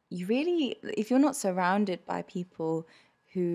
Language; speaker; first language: English; early bilingual, other home language; Urdu